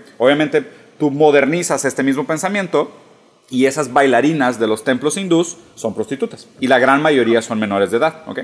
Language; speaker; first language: Spanish; early bilingual, other home language; Portuguese